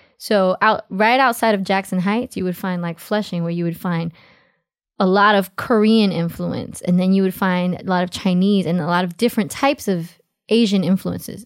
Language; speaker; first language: English; early bilingual, other home language; Spanish